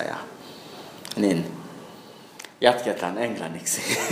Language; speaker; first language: Finnish; non-native, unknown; Swahili